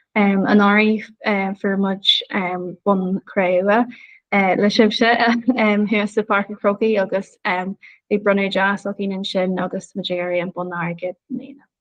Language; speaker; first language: Irish; native; Irish